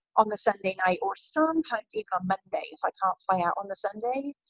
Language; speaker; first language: English; native; English